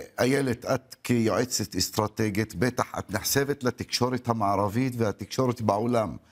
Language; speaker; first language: Hebrew; non-native, local second language; Arabic